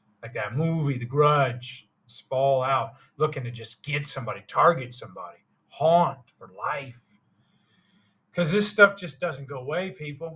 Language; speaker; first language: English; native; English